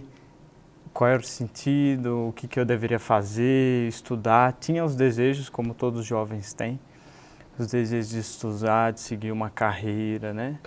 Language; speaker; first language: Portuguese; native; Portuguese